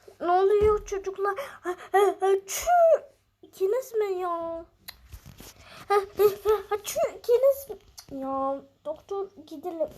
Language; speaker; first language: Turkish; early bilingual, heritage; Turkish